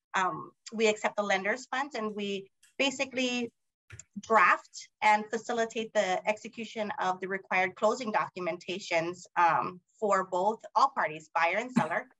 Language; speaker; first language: English; native; English